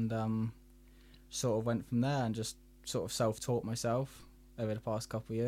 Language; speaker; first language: English; native; English